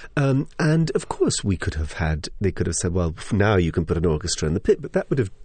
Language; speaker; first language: English; native; English